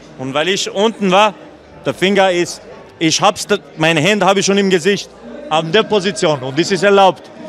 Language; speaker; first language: German; non-native, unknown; Albanian